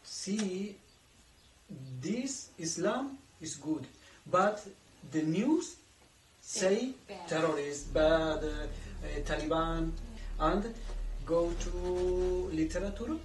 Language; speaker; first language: English; non-native, learner; Spanish